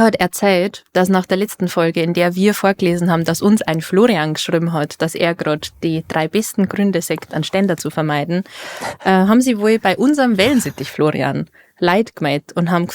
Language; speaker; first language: German; native; German